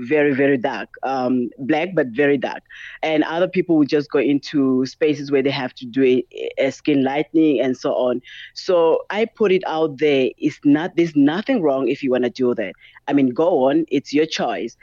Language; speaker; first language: English; non-native, local second language; Tsonga